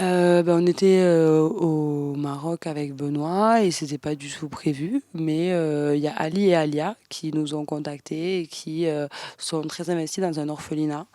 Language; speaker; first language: French; native; French